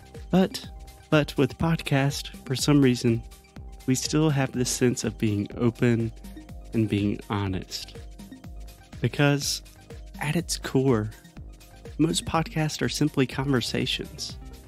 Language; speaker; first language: English; native; English